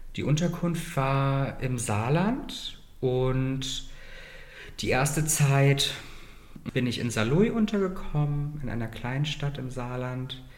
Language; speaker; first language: German; native; German